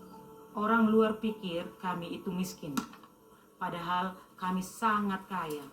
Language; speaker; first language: Indonesian; non-native, local second language; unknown